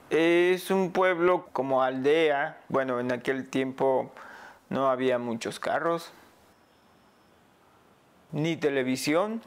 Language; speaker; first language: Spanish; non-native, local second language; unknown